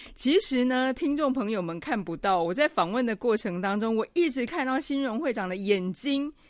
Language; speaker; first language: Chinese; native; Chinese